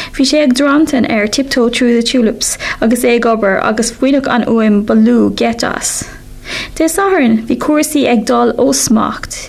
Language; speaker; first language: Irish; non-native, local second language; English